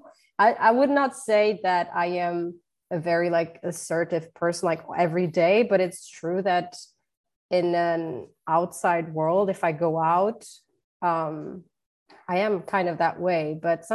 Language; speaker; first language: English; non-native, fluent; Portuguese